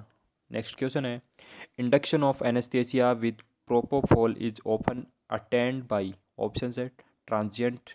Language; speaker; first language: Hindi; native; Hindi